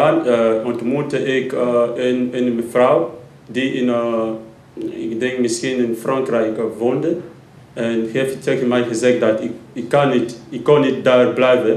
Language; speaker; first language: Dutch; non-native, learner; Lingala